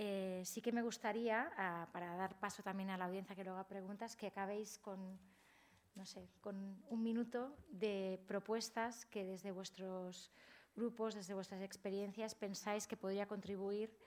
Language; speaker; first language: Spanish; native; Spanish